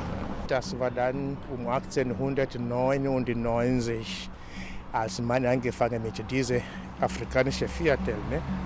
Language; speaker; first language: German; non-native, local second language; Swahili